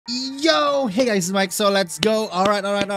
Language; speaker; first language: English; non-native, fluent; Indonesian